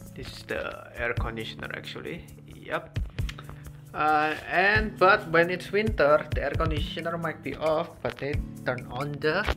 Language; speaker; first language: English; non-native, fluent; Indonesian